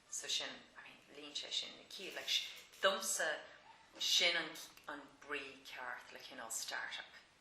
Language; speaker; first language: Irish; non-native, local second language; English